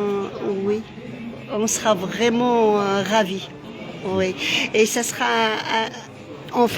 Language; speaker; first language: French; non-native, local second language; Arabic